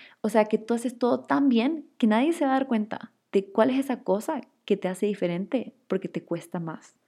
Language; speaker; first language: Spanish; native; Spanish